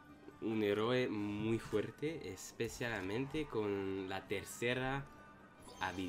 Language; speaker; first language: Spanish; non-native, learner; English